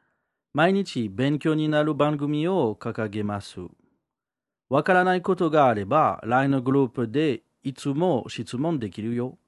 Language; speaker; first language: Japanese; non-native, fluent; French